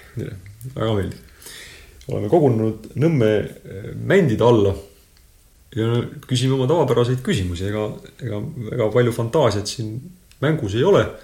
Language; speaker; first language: Estonian; native; Estonian